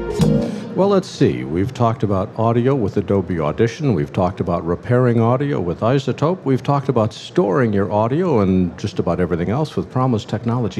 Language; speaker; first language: English; native; English